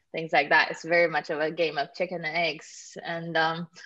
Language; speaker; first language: English; native; English